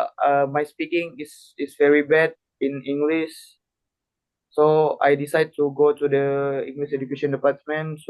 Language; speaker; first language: English; non-native, learner; Indonesian